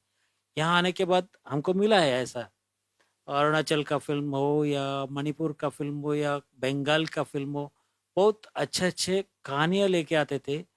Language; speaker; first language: Hindi; non-native, local second language; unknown